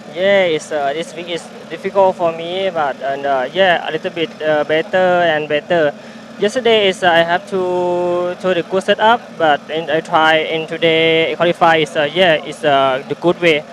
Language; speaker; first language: English; non-native, learner; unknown